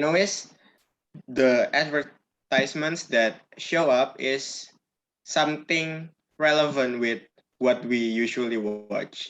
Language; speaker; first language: English; non-native, learner; Indonesian